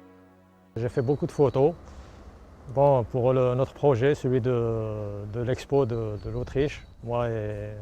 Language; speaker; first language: French; non-native, local second language; Arabic